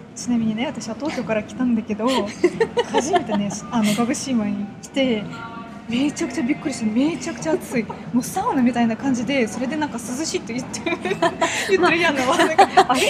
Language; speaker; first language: Japanese; non-native, fluent; Russian